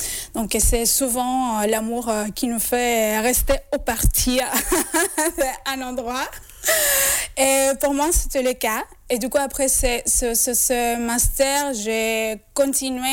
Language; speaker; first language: French; non-native, fluent; Spanish